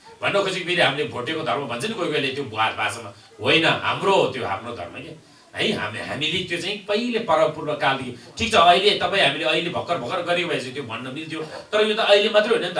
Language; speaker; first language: Nepali; non-native, local second language; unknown